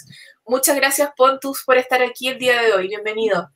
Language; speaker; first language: Spanish; native; Spanish